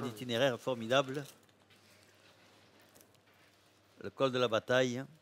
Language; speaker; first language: French; native; French